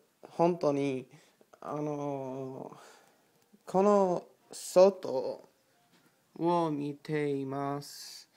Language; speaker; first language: Japanese; non-native, learner; English